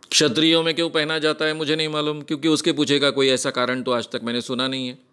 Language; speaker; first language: Hindi; non-native, local second language; Marathi